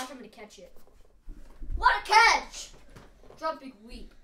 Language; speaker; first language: English; native; English